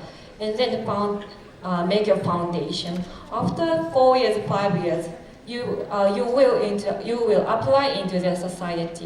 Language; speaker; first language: English; non-native, fluent; Japanese